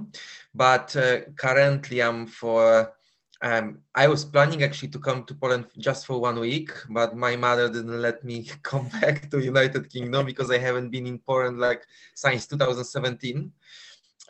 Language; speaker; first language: English; non-native, fluent; Polish